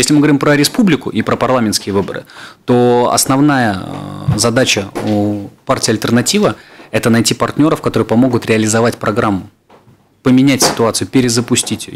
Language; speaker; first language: Russian; native; Russian